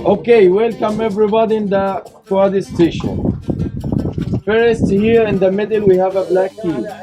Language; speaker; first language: English; non-native, learner; Arabic